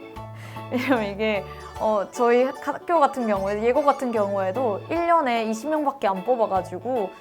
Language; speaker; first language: Korean; native; Korean